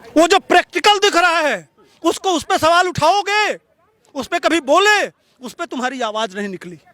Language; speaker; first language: Hindi; native; Hindi